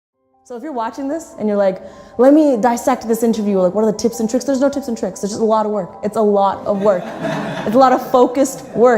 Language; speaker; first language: English; native; English